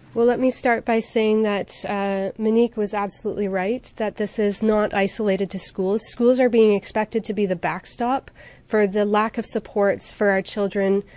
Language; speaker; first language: English; native; English